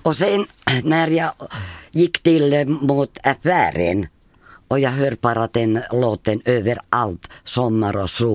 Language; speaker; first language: Swedish; non-native, fluent; Finnish